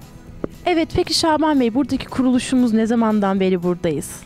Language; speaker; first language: Turkish; native; Turkish